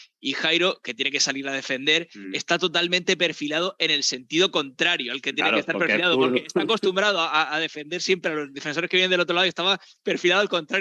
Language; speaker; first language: Spanish; native; Spanish